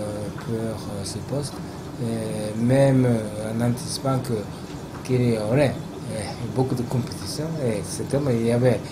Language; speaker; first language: French; non-native, fluent; Japanese